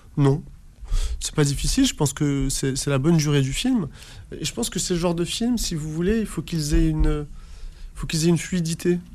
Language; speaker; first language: French; early bilingual, other home language; Arabic